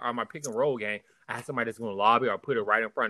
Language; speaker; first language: English; native; English